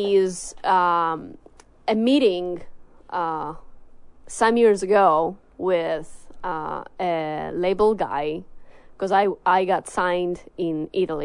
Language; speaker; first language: English; non-native, fluent; Italian